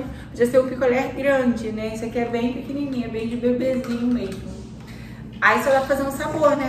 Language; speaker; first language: Portuguese; native; Portuguese